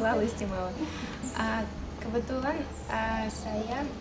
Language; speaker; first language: Indonesian; non-native, fluent; Russian